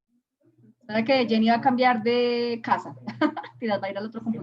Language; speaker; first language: Spanish; native; Spanish